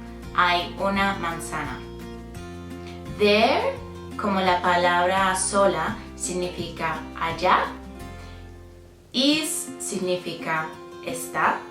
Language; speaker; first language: Spanish; non-native, fluent; English